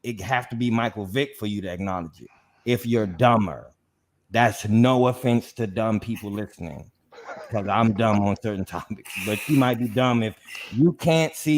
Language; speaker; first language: English; native; English